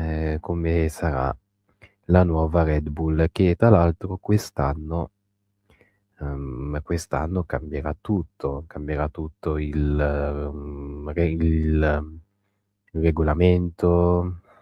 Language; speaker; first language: Italian; native; Italian